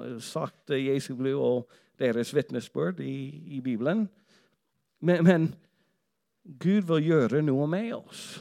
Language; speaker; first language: Norwegian; non-native, fluent; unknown